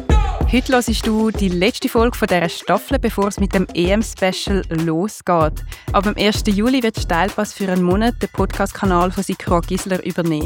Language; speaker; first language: German; native; German